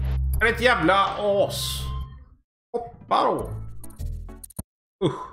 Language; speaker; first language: Swedish; native; Swedish